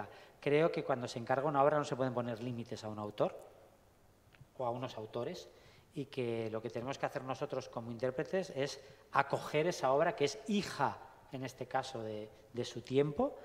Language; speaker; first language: Spanish; native; Spanish